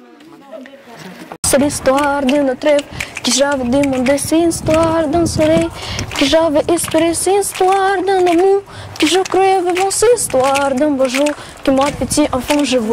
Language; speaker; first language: French; non-native, learner; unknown